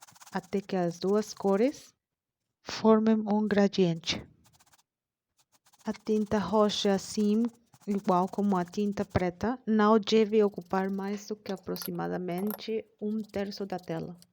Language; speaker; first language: Portuguese; non-native, learner; Spanish